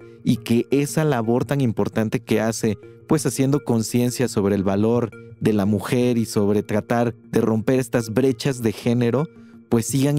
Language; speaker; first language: Spanish; native; Spanish